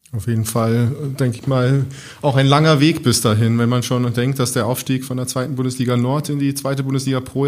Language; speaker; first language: German; native; German